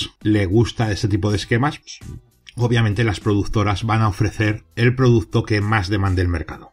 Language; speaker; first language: Spanish; native; Spanish